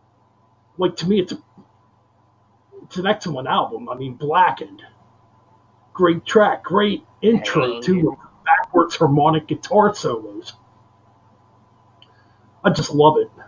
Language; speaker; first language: English; native; English